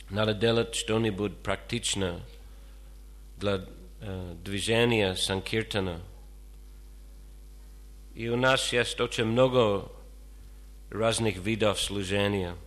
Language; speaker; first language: Russian; non-native, fluent; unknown